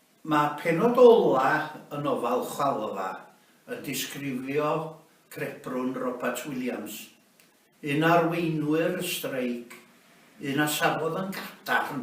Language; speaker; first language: Welsh; native; Welsh